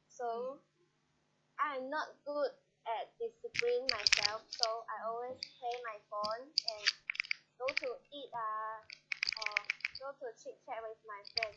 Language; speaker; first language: English; non-native, learner; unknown